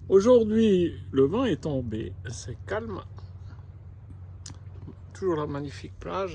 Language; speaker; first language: French; native; French